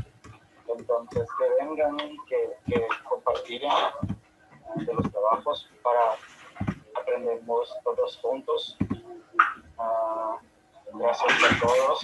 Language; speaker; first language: Spanish; non-native, fluent; Portuguese